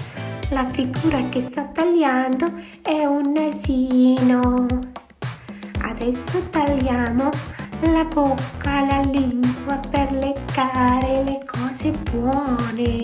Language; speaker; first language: Italian; non-native, fluent; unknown